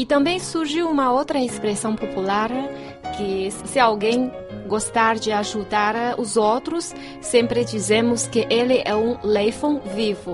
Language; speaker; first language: Portuguese; non-native, fluent; Chinese